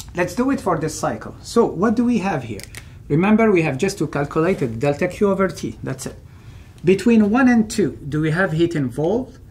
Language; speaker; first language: English; non-native, fluent; Arabic